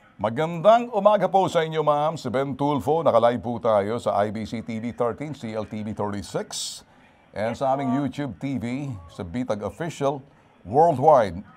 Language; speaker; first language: Filipino; native; Filipino